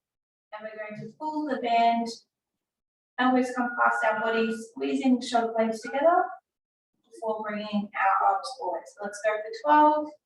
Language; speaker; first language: English; native; English